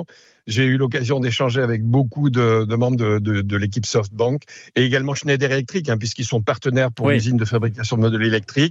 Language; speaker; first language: French; native; French